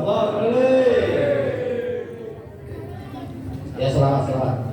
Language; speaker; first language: Indonesian; native; Indonesian